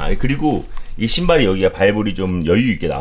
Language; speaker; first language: Korean; native; Korean